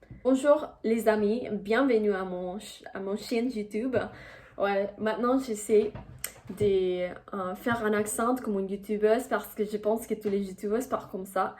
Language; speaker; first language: French; non-native, fluent; Spanish